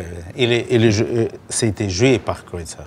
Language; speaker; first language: French; non-native, learner; Russian